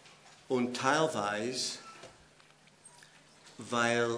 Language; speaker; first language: German; non-native, fluent; English